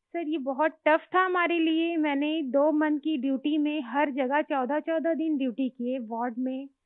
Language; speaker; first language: Hindi; native; Hindi